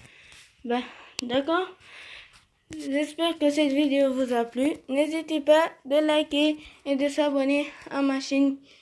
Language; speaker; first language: French; non-native, learner; Arabic